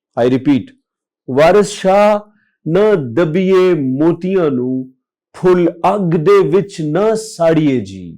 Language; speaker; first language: Urdu; non-native, local second language; Punjabi